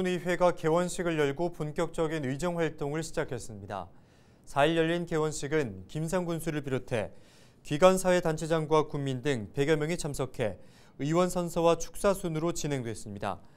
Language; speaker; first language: Korean; native; Korean